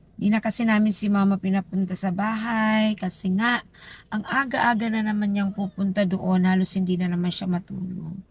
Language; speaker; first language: Filipino; native; Filipino